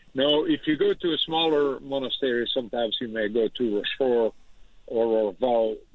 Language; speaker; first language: English; non-native, fluent; Dutch